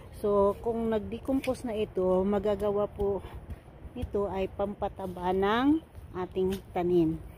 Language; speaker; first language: Filipino; non-native, local second language; Cebuano